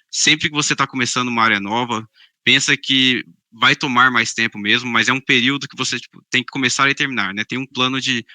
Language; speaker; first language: Portuguese; native; Portuguese